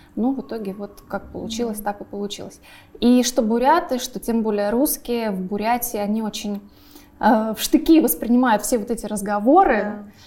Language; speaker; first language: Russian; native; Russian